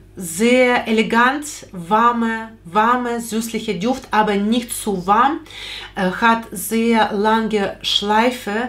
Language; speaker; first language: German; non-native, fluent; Russian